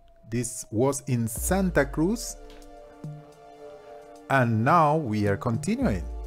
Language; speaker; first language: English; non-native, fluent; Spanish